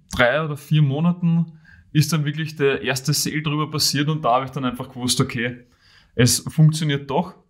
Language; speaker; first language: German; native; German